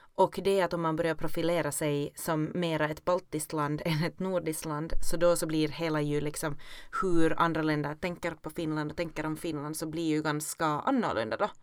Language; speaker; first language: Swedish; native; Swedish